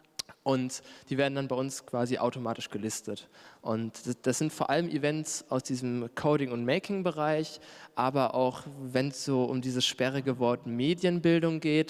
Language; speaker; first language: German; native; German